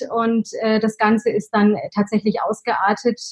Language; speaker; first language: German; early bilingual, other home language; Arabic